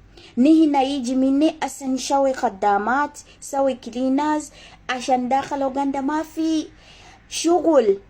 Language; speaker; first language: Arabic; non-native, learner; Ganda